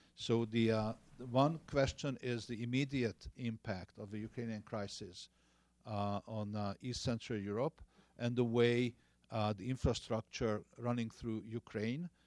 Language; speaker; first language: English; non-native, fluent; Hungarian